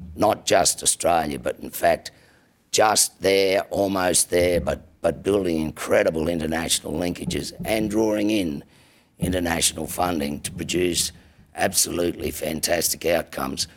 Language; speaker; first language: English; native; English